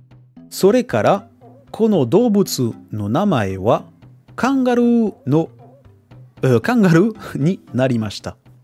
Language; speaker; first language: Japanese; non-native, learner; French